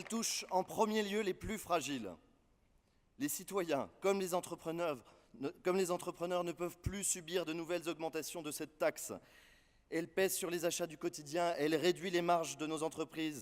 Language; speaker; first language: French; native; French